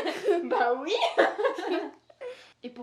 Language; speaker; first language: French; native; French